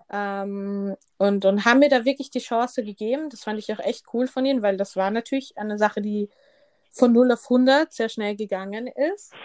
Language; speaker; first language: German; early bilingual, other home language; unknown